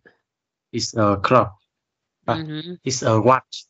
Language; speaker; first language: English; non-native, learner; Vietnamese